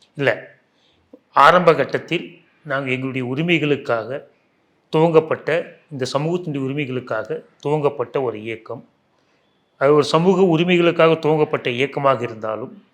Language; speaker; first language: Tamil; non-native, local second language; Telugu